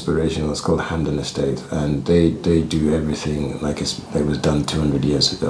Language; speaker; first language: English; non-native, local second language; Ganda